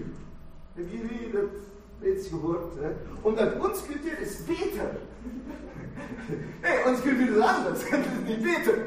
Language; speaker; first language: Dutch; non-native, fluent; German